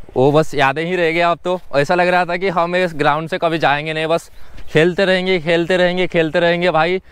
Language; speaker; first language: Hindi; non-native, local second language; Odia